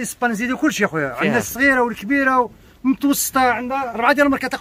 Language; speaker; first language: Arabic; native; Arabic